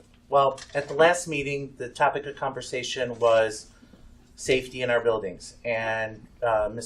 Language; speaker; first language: English; native; English